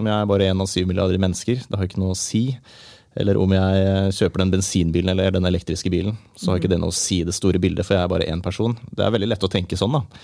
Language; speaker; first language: Norwegian; native; Norwegian